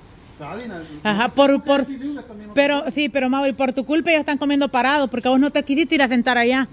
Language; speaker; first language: Spanish; native; Spanish